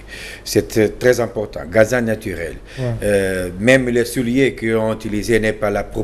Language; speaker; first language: French; non-native, learner; Portuguese